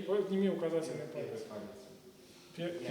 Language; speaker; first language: Russian; native; Russian